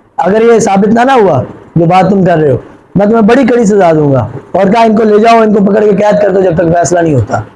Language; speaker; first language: Urdu; non-native, local second language; Punjabi